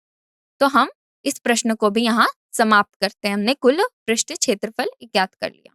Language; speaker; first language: Hindi; native; Hindi